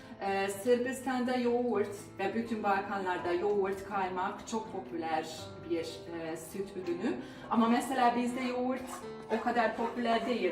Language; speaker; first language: Turkish; non-native, fluent; Hungarian